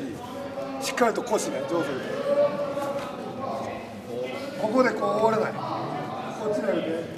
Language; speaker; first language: Japanese; native; Japanese